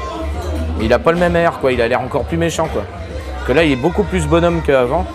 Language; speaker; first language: French; native; French